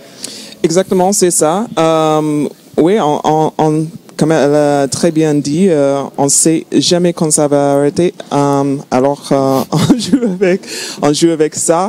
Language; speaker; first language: French; non-native, fluent; English